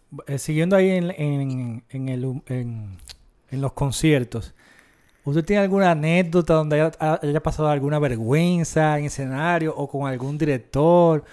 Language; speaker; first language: Spanish; native; Spanish